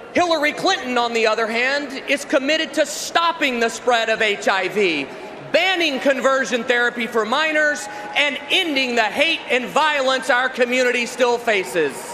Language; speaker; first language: English; native; English